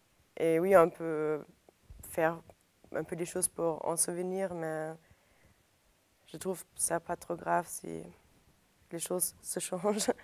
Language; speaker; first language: French; non-native, fluent; German